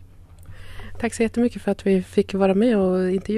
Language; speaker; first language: Swedish; native; Swedish